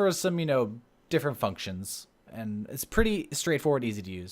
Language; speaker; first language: English; native; English